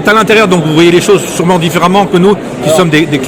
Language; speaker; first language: French; native; French